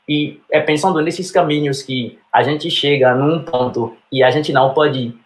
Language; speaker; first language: Portuguese; non-native, fluent; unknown